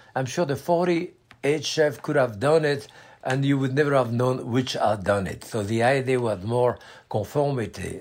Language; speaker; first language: English; non-native, fluent; French